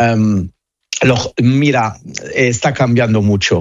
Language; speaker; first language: Spanish; non-native, fluent; Italian